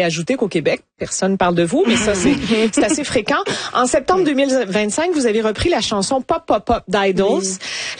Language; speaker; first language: French; native; French